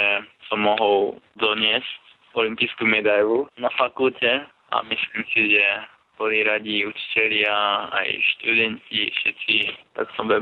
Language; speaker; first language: Slovak; non-native, fluent; Japanese